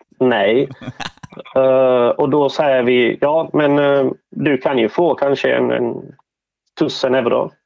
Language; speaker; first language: Swedish; non-native, fluent; Bosnian